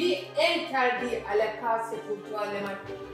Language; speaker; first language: French; non-native, learner; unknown